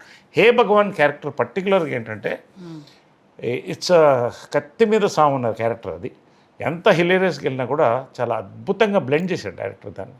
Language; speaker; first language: Telugu; native; Telugu